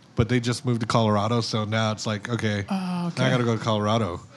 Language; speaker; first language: English; native; English